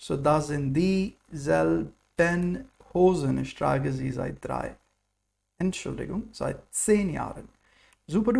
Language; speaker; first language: German; non-native, fluent; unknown